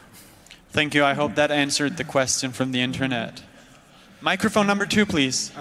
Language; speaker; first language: English; non-native, fluent; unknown